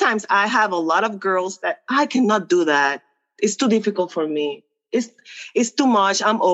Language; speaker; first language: English; non-native, fluent; Spanish